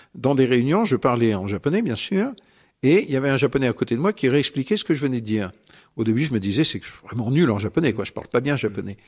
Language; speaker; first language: French; native; French